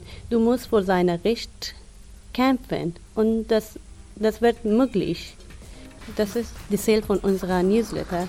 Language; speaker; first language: German; non-native, learner; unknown